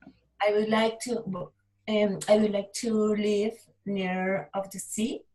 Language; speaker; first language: English; non-native, learner; Spanish